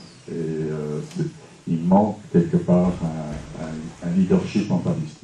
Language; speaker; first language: French; non-native, fluent; English